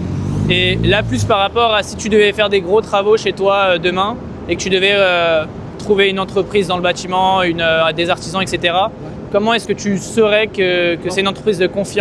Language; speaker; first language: French; native; French